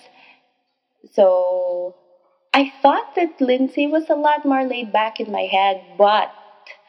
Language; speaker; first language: English; non-native, local second language; Filipino